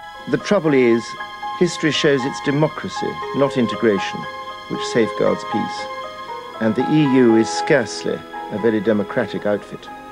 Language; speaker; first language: English; native; English